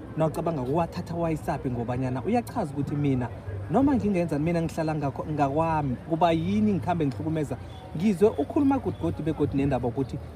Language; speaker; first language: Zulu; non-native, local second language; South Ndebele